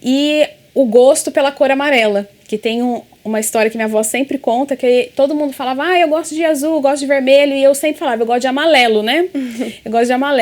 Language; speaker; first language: Portuguese; native; Portuguese